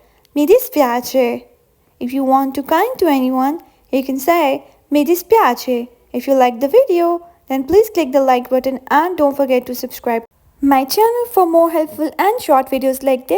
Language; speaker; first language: English; non-native, fluent; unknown